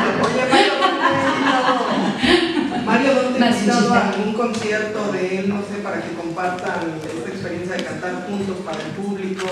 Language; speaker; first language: Spanish; native; Spanish